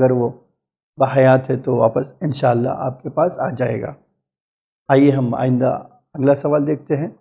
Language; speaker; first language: Urdu; native; Urdu